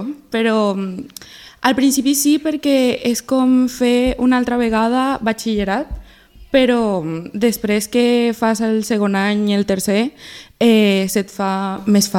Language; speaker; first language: Catalan; early bilingual, other home language; Spanish